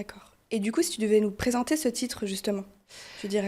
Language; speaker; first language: French; early bilingual, other home language; Portuguese